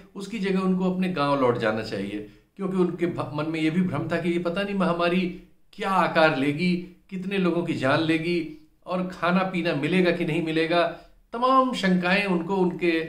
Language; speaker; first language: Hindi; native; Hindi